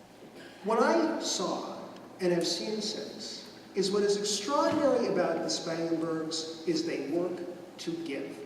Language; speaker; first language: English; native; English